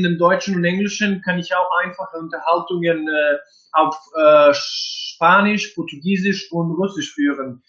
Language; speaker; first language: English; non-native, fluent; Serbian